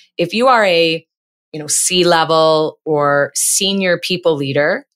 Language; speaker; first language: English; native; English